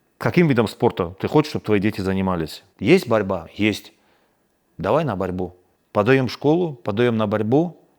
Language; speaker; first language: Russian; non-native, local second language; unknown